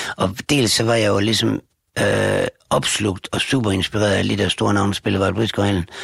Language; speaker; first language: Danish; native; Danish